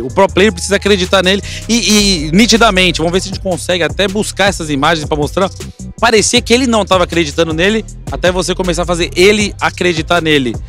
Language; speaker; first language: Portuguese; native; Portuguese